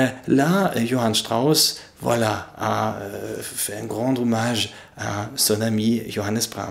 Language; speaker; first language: French; non-native, fluent; German